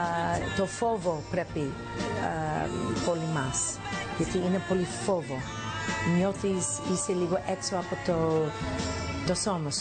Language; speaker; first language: Greek; early bilingual, heritage; English